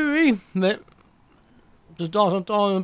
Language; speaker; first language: French; non-native, local second language; Dutch